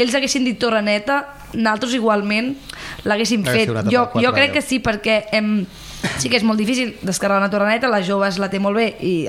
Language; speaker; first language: Catalan; native; Catalan